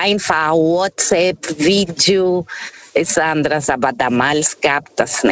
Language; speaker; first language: German; non-native, fluent; Portuguese